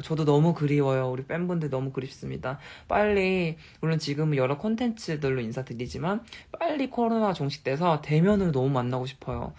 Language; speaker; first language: Korean; native; Korean